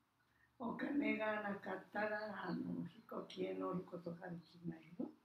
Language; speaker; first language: Japanese; non-native, learner; Spanish